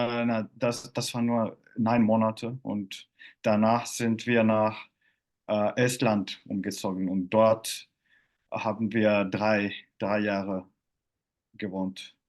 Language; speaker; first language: German; non-native, fluent; Finnish